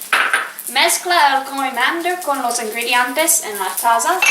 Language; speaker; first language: Spanish; non-native, learner; English